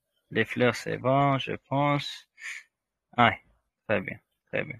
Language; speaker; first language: French; non-native, local second language; Arabic